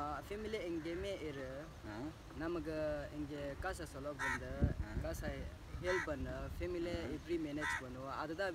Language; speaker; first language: Tamil; non-native, learner; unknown